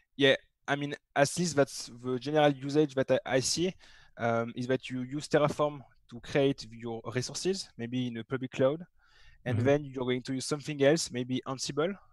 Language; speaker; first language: English; non-native, fluent; French